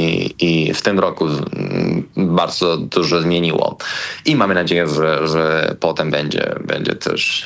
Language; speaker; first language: Polish; non-native, learner; Spanish